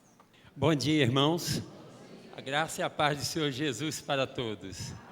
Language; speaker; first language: Portuguese; native; Portuguese